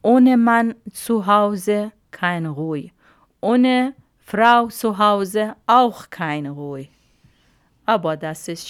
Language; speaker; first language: German; non-native, learner; Arabic